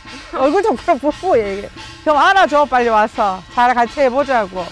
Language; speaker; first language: Korean; native; Korean